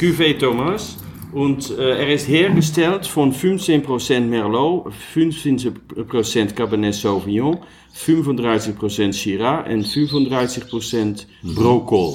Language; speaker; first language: German; non-native, learner; Dutch